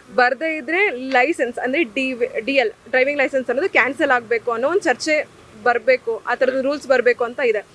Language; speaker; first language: Kannada; native; Kannada